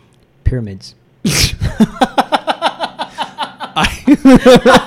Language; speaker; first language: English; non-native, local second language; Filipino